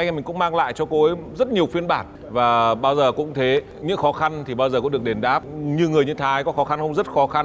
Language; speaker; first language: Vietnamese; native; Vietnamese